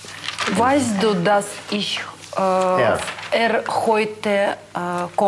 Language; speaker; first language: German; non-native, learner; Russian